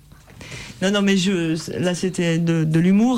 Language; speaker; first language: French; native; French